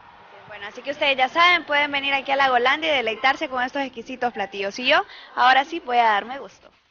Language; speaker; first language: Spanish; native; Spanish